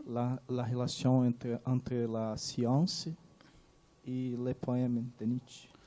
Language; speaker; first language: French; non-native, fluent; Portuguese